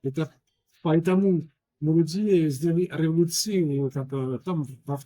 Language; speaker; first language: Russian; non-native, learner; French